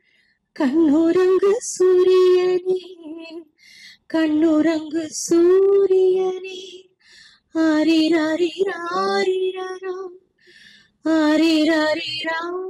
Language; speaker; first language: Tamil; native; Tamil